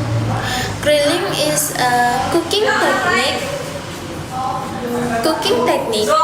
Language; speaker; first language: English; non-native, learner; Indonesian